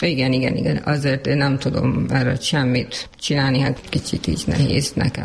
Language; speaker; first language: Hungarian; non-native, learner; Urdu